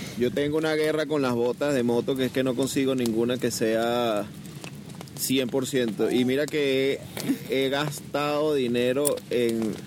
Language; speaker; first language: Spanish; native; Spanish